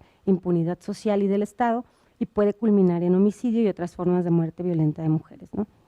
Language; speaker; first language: Spanish; native; Spanish